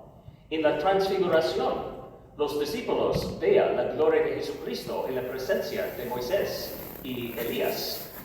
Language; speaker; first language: Spanish; non-native, learner; English